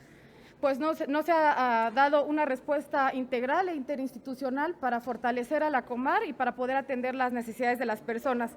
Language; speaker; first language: Spanish; native; Spanish